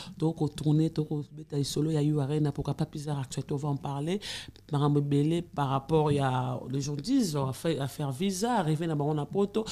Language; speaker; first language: French; non-native, local second language; Lingala